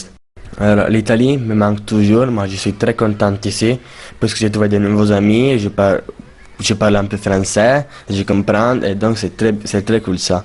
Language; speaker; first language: French; non-native, learner; Italian